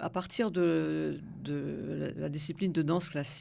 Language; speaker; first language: French; native; French